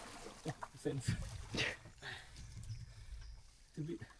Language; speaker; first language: English; non-native, learner; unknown